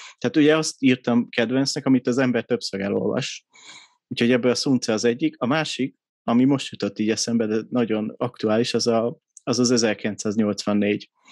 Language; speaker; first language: Hungarian; native; Hungarian